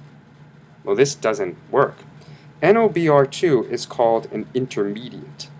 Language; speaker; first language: English; native; English